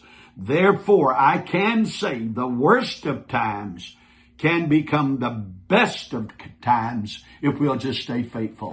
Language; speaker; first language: English; native; English